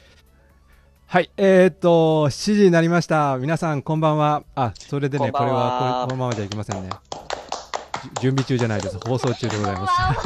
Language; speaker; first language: Japanese; native; Japanese